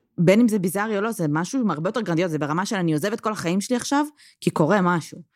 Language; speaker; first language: Hebrew; native; Hebrew